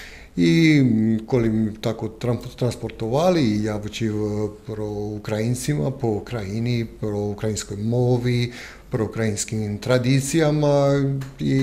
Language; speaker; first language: Ukrainian; non-native, learner; Croatian